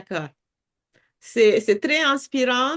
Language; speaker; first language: French; non-native, fluent; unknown